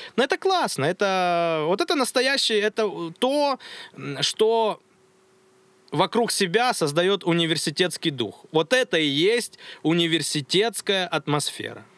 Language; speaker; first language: Russian; native; Russian